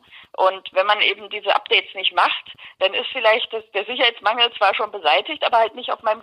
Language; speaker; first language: German; native; German